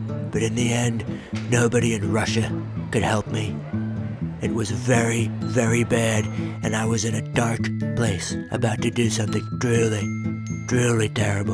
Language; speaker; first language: English; native; English